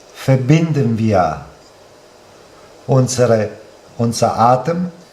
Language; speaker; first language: German; non-native, fluent; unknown